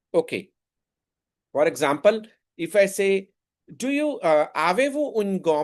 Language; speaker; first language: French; non-native, fluent; Hindi